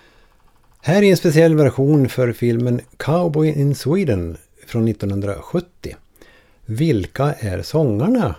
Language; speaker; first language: Swedish; native; Swedish